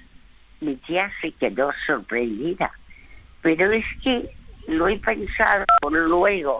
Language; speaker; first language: Spanish; early bilingual, other home language; French